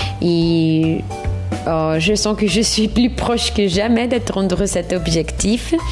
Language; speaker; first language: French; non-native, learner; Portuguese